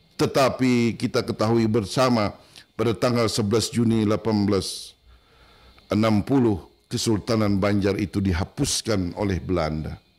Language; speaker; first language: Indonesian; non-native, local second language; Banjar